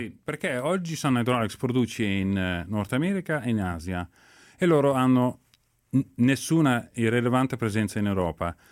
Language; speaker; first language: Italian; non-native, fluent; Dutch